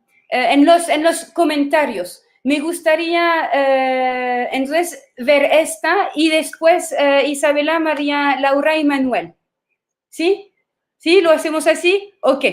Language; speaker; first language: Spanish; non-native, fluent; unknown